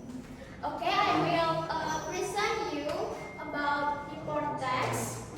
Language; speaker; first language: English; non-native, learner; Indonesian